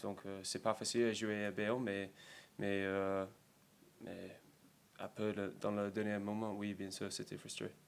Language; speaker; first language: French; non-native, learner; English